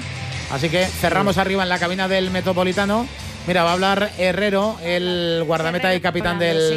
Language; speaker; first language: Spanish; native; Spanish